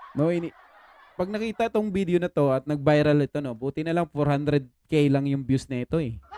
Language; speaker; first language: Filipino; native; Filipino